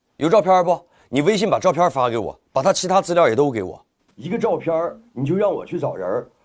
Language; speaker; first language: Chinese; native; Chinese